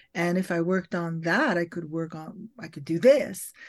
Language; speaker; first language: English; early bilingual, other home language; French